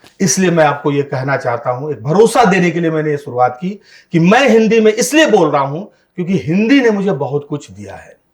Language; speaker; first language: Hindi; native; Hindi